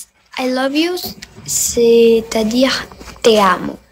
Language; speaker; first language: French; non-native, learner; Spanish